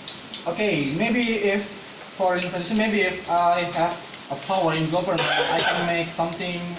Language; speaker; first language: English; non-native, learner; Indonesian